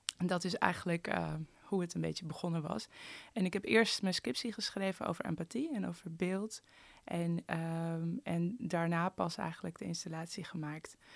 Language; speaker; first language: Dutch; early bilingual, other home language; Persian